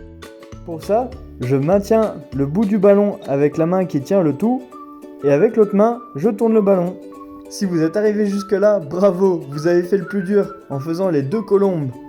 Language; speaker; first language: French; native; French